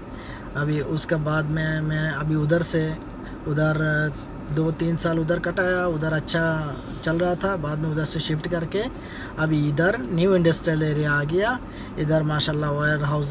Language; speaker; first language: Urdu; non-native, learner; Bangla